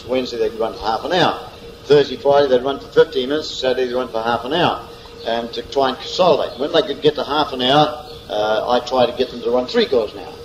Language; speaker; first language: English; native; English